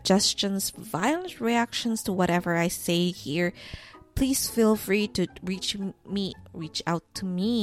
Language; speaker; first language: English; non-native, local second language; Filipino